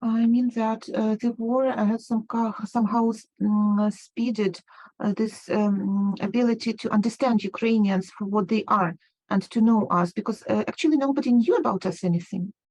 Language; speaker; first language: English; non-native, fluent; Ukrainian